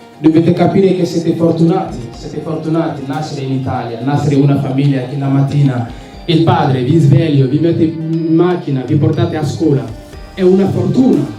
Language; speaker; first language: Italian; non-native, fluent; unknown